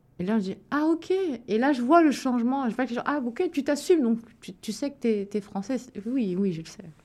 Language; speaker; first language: French; early bilingual, other home language; Wolof